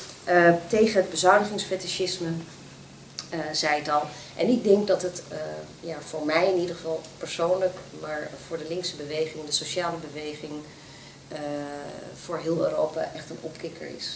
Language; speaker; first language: Dutch; native; Dutch